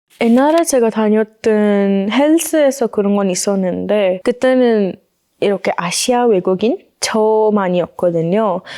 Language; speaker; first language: Korean; non-native, fluent; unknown